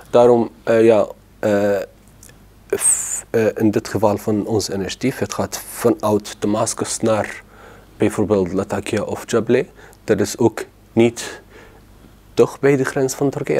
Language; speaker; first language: Dutch; non-native, learner; Arabic